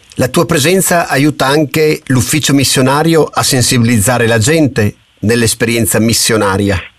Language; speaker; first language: Italian; native; Italian